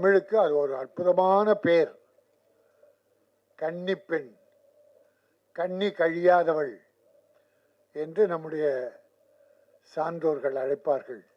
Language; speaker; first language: Tamil; native; Tamil